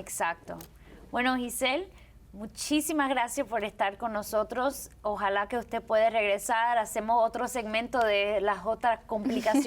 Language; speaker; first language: Spanish; early bilingual, heritage; Spanish